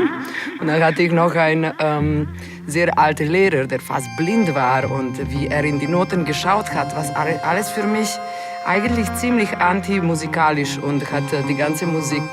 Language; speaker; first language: German; non-native, fluent; Serbian